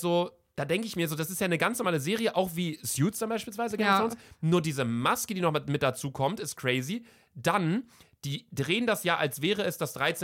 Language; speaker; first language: German; native; German